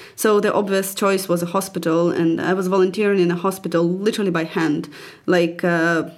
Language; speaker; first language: English; non-native, fluent; Ukrainian